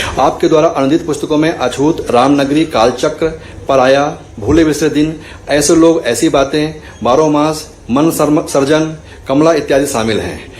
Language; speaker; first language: Hindi; native; Hindi